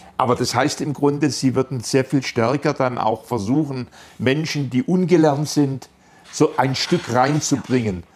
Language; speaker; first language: German; native; German